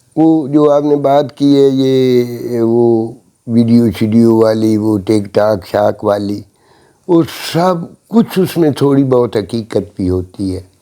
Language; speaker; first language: Urdu; non-native, local second language; Punjabi